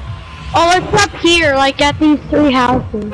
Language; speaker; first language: English; native; English